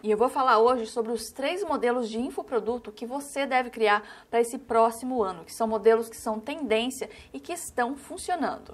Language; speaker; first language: Portuguese; native; Portuguese